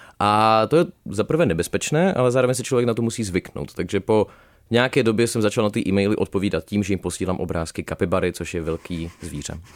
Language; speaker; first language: Czech; early bilingual, other home language; Russian